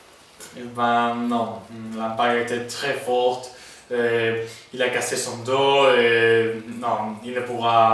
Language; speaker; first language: French; non-native, learner; Spanish